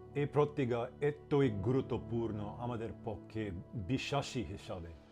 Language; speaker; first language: Bangla; non-native, learner; English